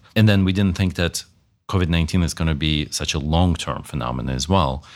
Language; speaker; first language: English; native; English